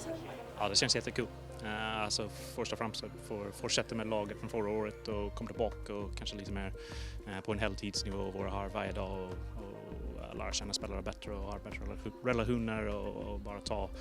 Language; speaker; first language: Swedish; non-native, fluent; English